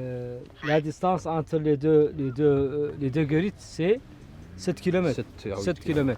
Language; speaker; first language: French; non-native, local second language; Arabic